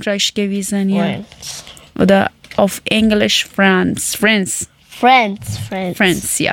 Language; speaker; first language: German; non-native, fluent; Persian